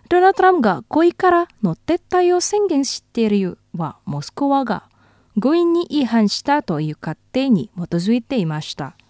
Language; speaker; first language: Japanese; non-native, fluent; Indonesian